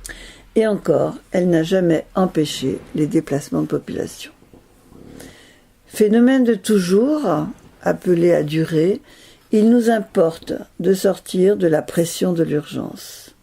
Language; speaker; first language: French; native; French